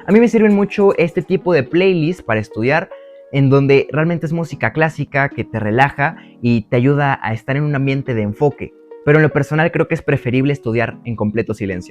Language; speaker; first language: Spanish; native; Spanish